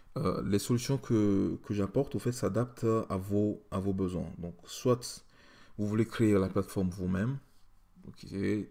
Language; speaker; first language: French; native; French